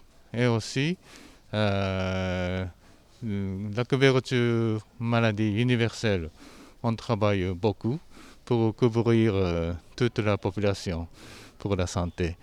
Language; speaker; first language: French; non-native, fluent; Japanese